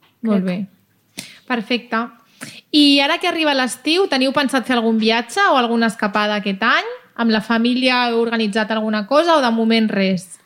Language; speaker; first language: Catalan; native; Catalan